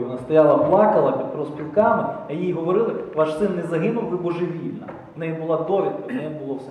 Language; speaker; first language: Ukrainian; native; Ukrainian